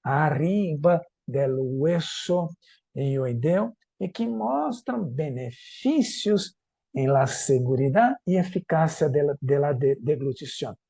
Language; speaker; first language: Spanish; non-native, fluent; Portuguese